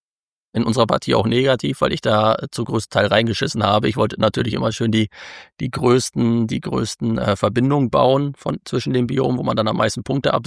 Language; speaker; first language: German; native; German